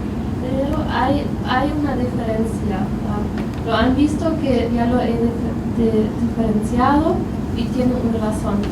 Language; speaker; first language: Spanish; non-native, fluent; German